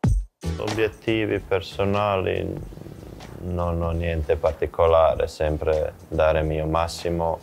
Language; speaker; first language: Italian; non-native, fluent; Croatian